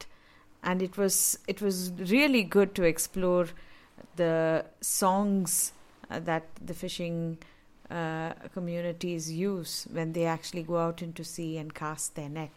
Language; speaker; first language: English; non-native, local second language; Tamil